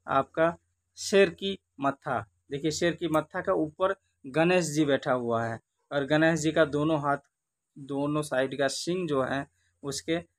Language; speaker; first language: Hindi; non-native, local second language; Bangla